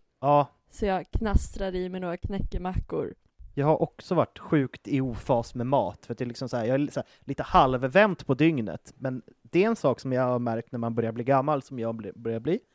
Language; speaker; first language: Swedish; native; Swedish